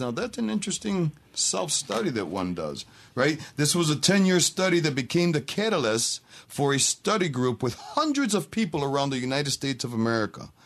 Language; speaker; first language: English; native; English